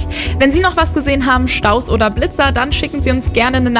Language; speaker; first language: German; native; German